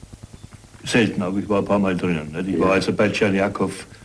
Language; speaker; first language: German; native; German